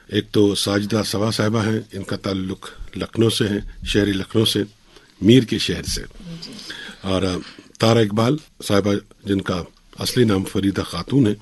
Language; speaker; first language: Urdu; non-native, local second language; Kashmiri